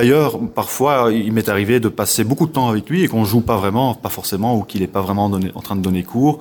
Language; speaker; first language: French; non-native, local second language; Dutch